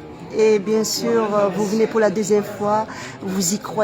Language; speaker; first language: French; non-native, local second language; Arabic